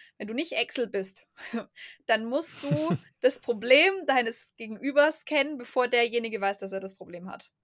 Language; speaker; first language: German; native; German